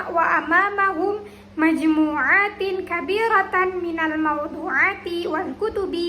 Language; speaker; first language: Arabic; non-native, learner; Indonesian